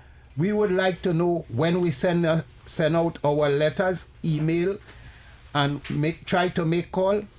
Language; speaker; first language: English; native; English